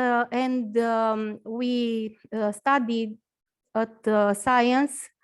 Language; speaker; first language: English; non-native, learner; Romanian